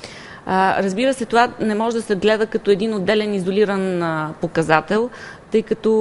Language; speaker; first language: Bulgarian; native; Bulgarian